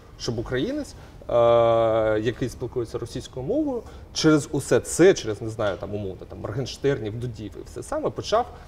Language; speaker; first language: Ukrainian; non-native, local second language; Russian